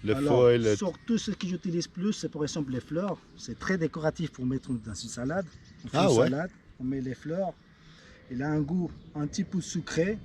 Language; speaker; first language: French; native; French